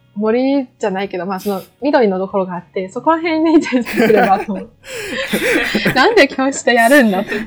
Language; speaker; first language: Japanese; non-native, fluent; Chinese